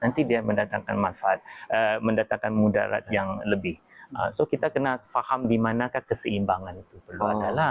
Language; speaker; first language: Malay; native; Malay